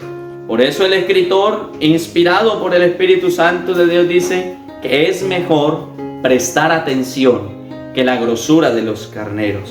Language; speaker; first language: Spanish; native; Spanish